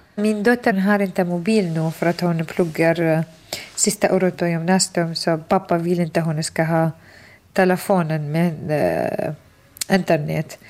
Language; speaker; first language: Swedish; non-native, fluent; Arabic